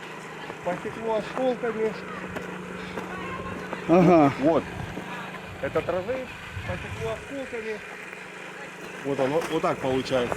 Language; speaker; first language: Russian; native; Russian